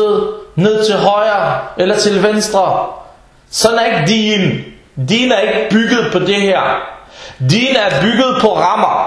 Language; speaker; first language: Danish; early bilingual, other home language; Arabic